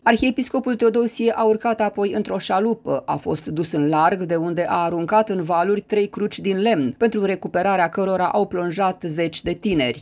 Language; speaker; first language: Romanian; native; Romanian